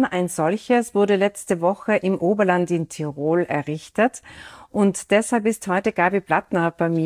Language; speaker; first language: German; native; German